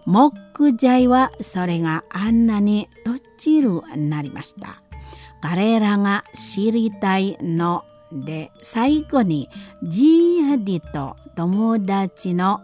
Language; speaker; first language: Japanese; non-native, learner; Indonesian